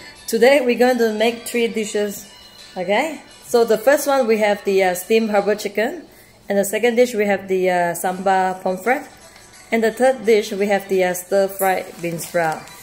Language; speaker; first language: English; non-native, local second language; Chinese